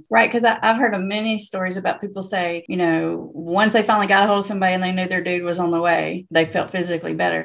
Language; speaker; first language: English; native; English